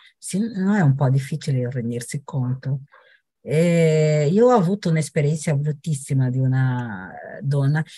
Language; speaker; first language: Italian; non-native, learner; Portuguese